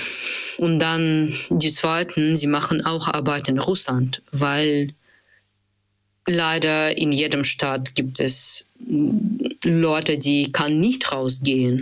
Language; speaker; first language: German; non-native, learner; Russian